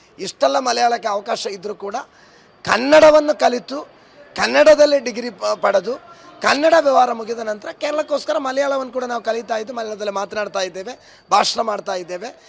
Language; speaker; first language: Kannada; native; Kannada